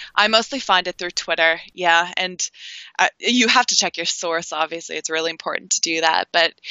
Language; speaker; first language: English; native; English